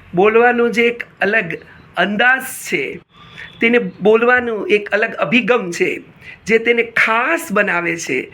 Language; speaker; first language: Gujarati; native; Gujarati